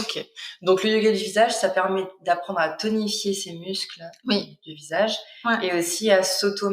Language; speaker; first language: French; native; French